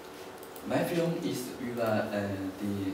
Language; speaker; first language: German; non-native, learner; Chinese